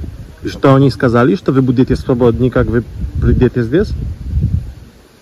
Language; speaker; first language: Russian; non-native, learner; Polish